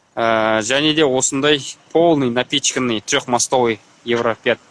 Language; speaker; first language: Russian; non-native, local second language; Kazakh